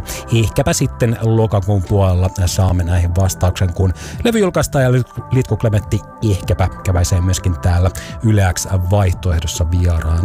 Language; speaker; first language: Finnish; native; Finnish